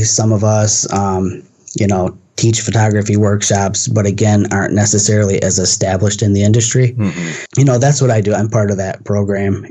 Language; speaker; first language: English; native; English